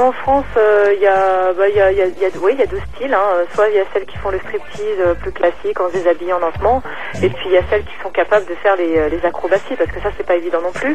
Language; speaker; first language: French; native; French